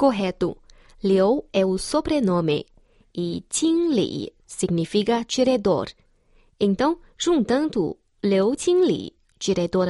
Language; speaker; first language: Portuguese; non-native, fluent; Chinese